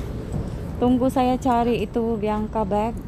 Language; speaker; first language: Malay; non-native, learner; Filipino